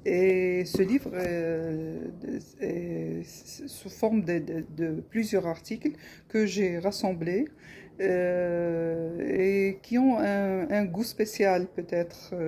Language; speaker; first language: French; non-native, local second language; Arabic